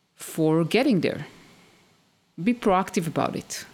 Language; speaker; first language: English; non-native, fluent; Hebrew